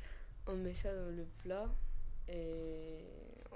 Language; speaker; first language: French; non-native, learner; Arabic